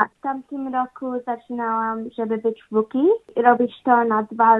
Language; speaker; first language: Polish; early bilingual, heritage; English